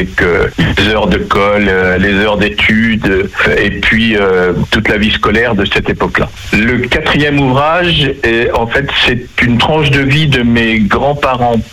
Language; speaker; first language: French; native; French